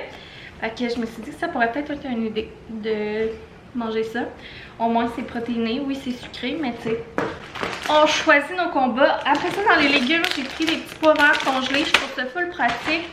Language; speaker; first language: French; native; French